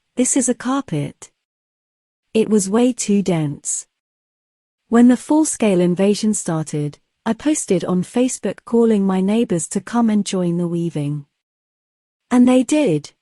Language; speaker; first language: English; non-native, fluent; Bulgarian